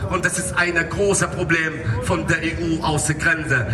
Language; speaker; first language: German; non-native, local second language; Arabic